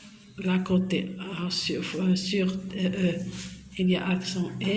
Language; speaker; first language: French; non-native, local second language; Arabic